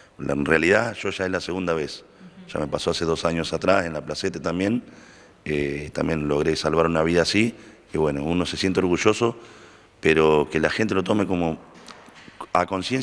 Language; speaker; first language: Spanish; native; Spanish